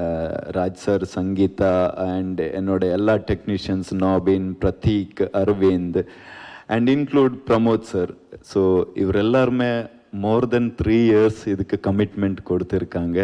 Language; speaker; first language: Tamil; non-native, learner; Kannada